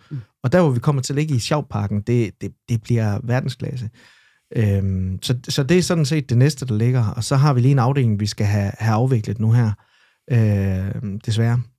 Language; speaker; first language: Danish; native; Danish